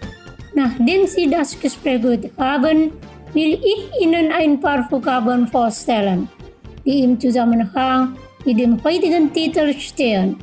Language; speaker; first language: German; non-native, fluent; Indonesian